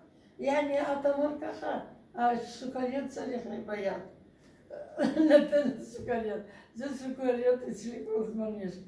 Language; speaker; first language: Hebrew; non-native, learner; Russian